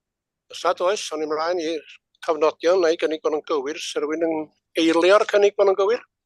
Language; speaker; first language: Welsh; native; Welsh